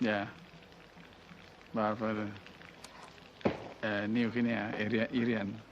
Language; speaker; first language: Dutch; non-native, local second language; Minangkabau